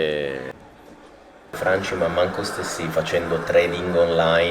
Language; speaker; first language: Italian; native; Italian